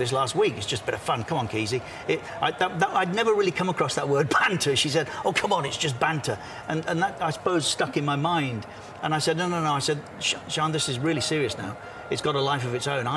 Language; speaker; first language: English; native; English